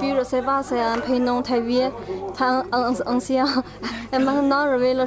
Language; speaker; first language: French; non-native, learner; Chinese